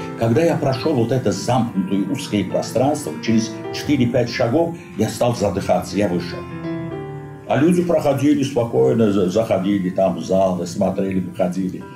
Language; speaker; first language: Russian; non-native, local second language; Azerbaijani